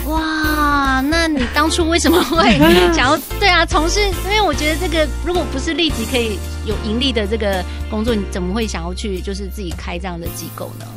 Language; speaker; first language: Chinese; native; Chinese